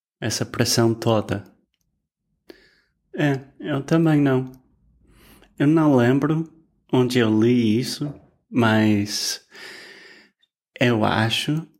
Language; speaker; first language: Portuguese; non-native, fluent; English